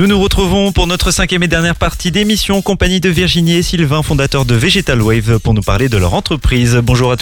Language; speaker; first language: French; native; French